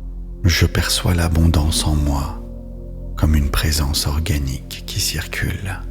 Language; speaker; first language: French; native; French